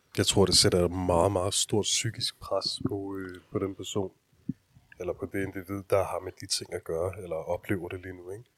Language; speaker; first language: Danish; early bilingual, other home language; Urdu